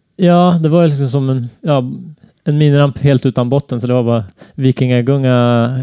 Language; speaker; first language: Swedish; native; Swedish